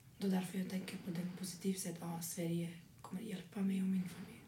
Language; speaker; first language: Swedish; non-native, learner; Arabic